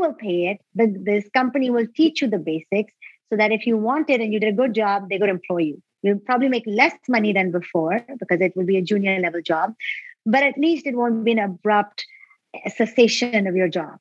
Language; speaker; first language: English; non-native, local second language; Urdu